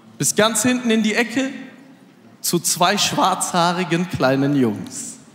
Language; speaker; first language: German; early bilingual, other home language; Arabic